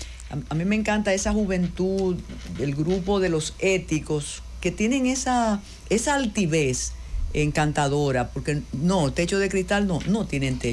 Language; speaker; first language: Spanish; native; Spanish